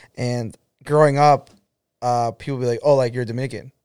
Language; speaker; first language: English; early bilingual, other home language; Spanish